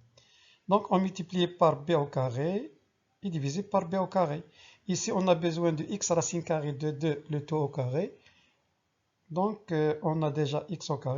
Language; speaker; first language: French; non-native, local second language; Arabic